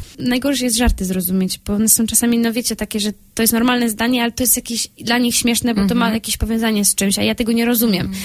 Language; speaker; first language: Polish; native; Polish